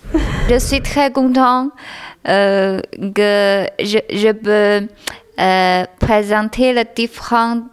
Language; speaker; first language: French; non-native, learner; Chinese